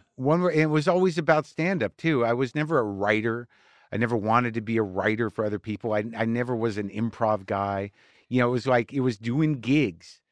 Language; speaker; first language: English; native; English